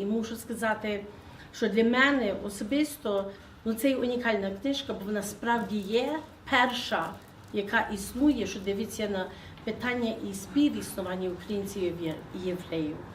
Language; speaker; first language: Ukrainian; early bilingual, heritage; Ukrainian